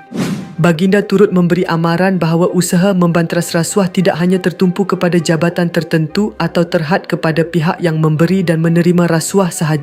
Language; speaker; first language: Malay; native; Malay